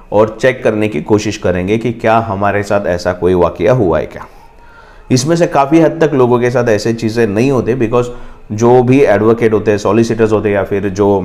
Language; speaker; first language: Hindi; non-native, local second language; Marathi